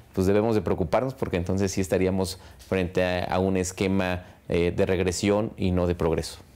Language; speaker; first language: Spanish; native; Spanish